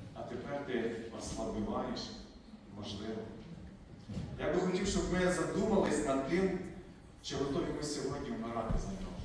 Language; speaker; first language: Ukrainian; native; Ukrainian